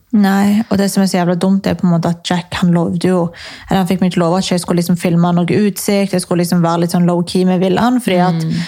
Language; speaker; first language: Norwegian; early bilingual, other home language; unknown